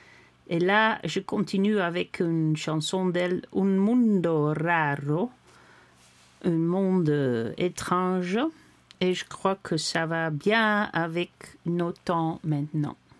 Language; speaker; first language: French; non-native, fluent; Dutch